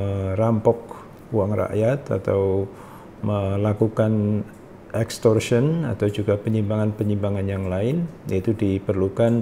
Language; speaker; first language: Indonesian; native; Indonesian